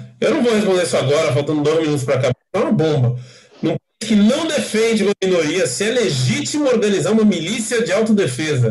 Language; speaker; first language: Portuguese; native; Portuguese